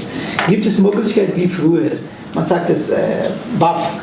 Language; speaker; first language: German; non-native, fluent; Somali